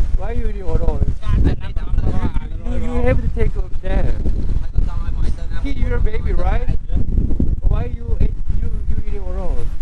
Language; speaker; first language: English; non-native, learner; Korean